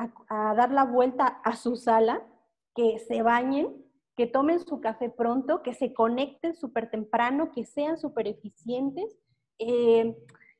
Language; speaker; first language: Spanish; native; Spanish